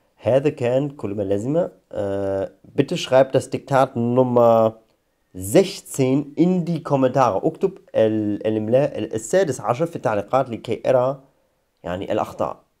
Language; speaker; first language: German; non-native, fluent; Arabic